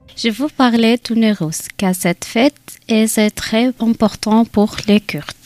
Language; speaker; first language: French; non-native, learner; Kurdish